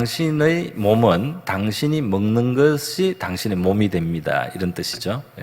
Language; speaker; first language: Korean; native; Korean